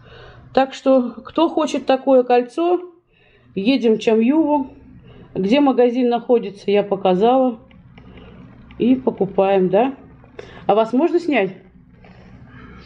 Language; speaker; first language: Russian; native; Russian